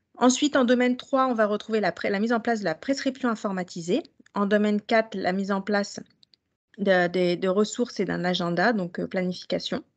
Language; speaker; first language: French; native; French